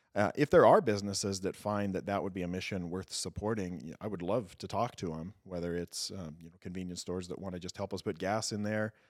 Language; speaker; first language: English; native; English